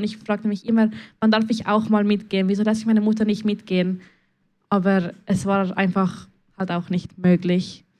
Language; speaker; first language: German; early bilingual, other home language; Spanish